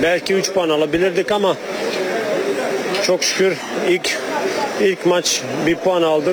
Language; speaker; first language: Turkish; non-native, learner; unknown